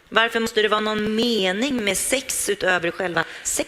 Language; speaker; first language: Swedish; native; Swedish